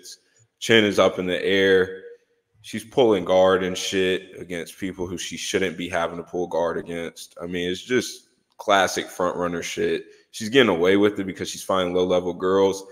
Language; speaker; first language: English; native; English